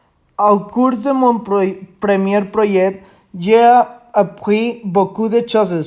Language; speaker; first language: French; non-native, learner; Spanish